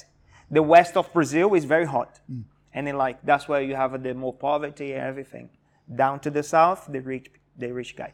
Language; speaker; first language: English; non-native, fluent; Portuguese